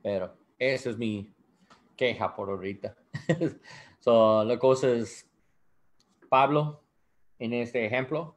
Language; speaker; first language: Spanish; non-native, learner; English